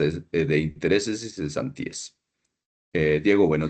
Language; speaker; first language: Spanish; native; Spanish